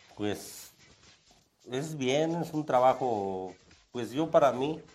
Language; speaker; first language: Spanish; native; Spanish